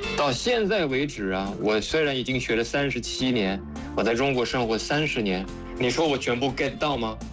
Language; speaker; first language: Chinese; non-native, fluent; French